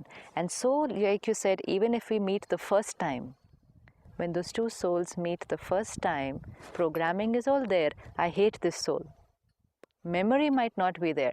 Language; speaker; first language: English; non-native, local second language; Hindi